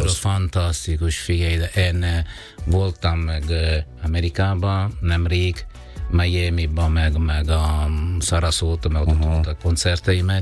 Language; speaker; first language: Hungarian; non-native, fluent; Italian